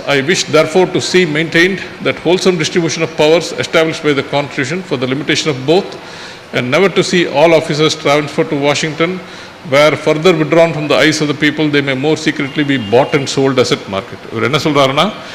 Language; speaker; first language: English; non-native, local second language; Tamil